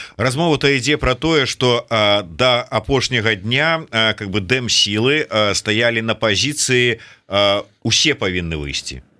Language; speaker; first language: Belarusian; native; Belarusian